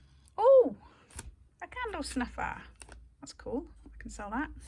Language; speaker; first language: English; native; English